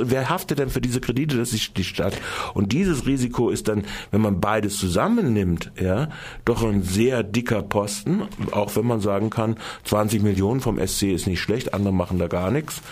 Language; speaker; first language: German; native; German